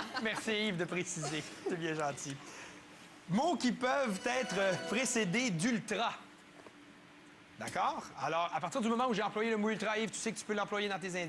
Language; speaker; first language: French; native; French